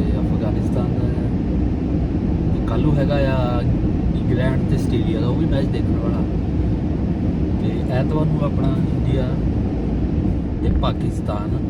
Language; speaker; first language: Punjabi; native; Punjabi